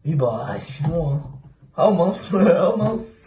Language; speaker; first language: French; native; French